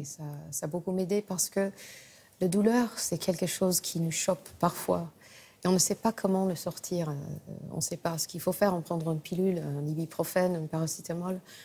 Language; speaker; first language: French; non-native, fluent; English